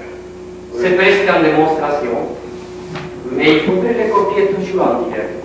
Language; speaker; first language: French; non-native, learner; Spanish